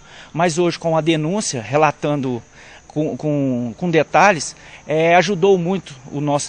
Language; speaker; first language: Portuguese; native; Portuguese